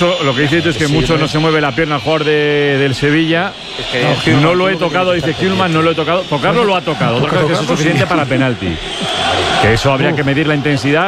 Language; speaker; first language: Spanish; native; Spanish